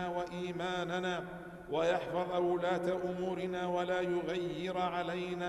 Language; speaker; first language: Arabic; native; Arabic